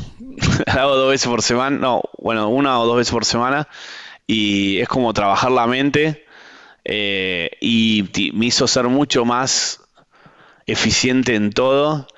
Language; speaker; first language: Spanish; native; Spanish